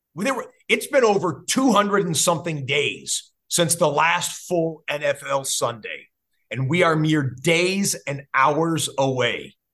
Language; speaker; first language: English; native; English